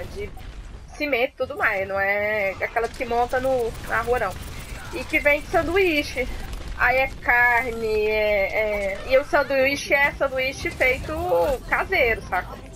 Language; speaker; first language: Portuguese; native; Portuguese